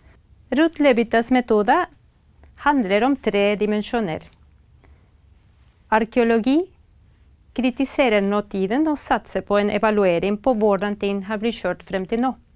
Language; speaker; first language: Norwegian; non-native, fluent; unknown